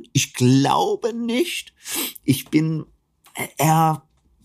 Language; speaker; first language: German; non-native, fluent; English